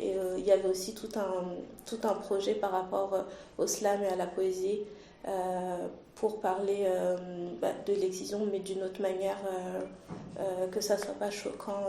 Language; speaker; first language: French; early bilingual, other home language; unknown